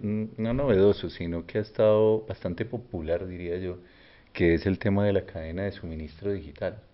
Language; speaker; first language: Spanish; native; Spanish